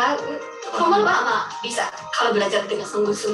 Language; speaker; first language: Indonesian; non-native, fluent; Japanese